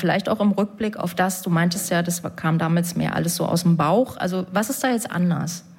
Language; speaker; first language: German; native; German